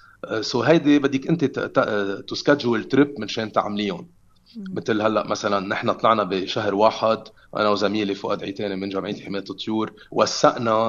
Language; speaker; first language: Arabic; native; Arabic